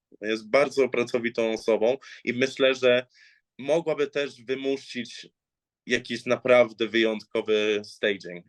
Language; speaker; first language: Polish; early bilingual, heritage; English